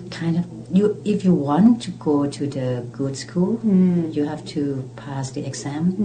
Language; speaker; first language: English; non-native, learner; Thai